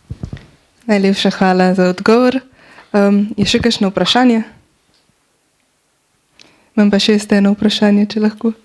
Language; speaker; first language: Slovenian; native; Slovenian